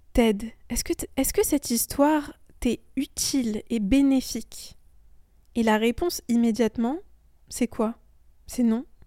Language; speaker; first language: French; early bilingual, other home language; Persian